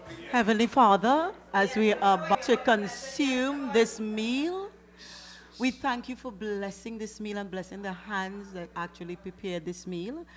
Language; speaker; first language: English; native; English